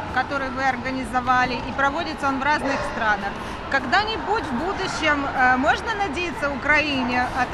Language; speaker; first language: Russian; native; Russian